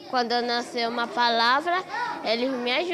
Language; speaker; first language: Portuguese; early bilingual, other home language; Spanish